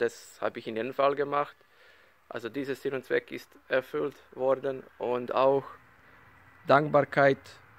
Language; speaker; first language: German; non-native, learner; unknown